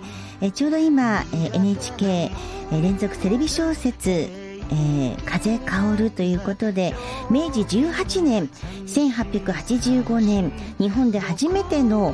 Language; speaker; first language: Japanese; native; Japanese